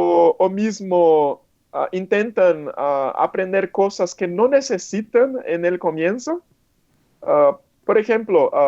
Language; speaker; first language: Spanish; non-native, fluent; Portuguese